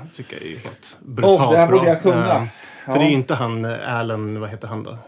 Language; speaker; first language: Swedish; native; Swedish